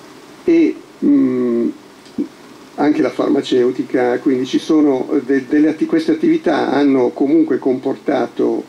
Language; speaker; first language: Italian; native; Italian